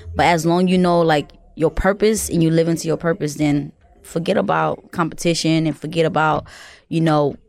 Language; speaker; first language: English; early bilingual, other home language; Haitian Creole